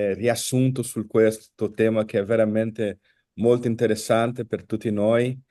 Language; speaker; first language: Italian; non-native, learner; Portuguese